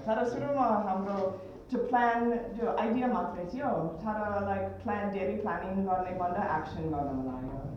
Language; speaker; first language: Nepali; early bilingual, heritage; Nepali